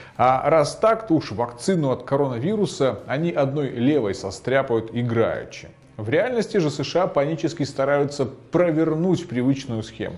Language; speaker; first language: Russian; native; Russian